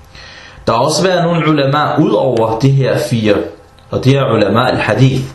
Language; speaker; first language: Danish; non-native, fluent; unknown